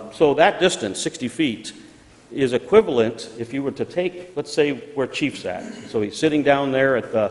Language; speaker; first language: English; native; English